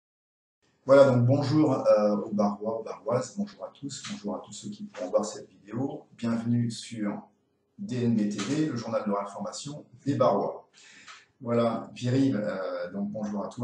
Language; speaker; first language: French; native; French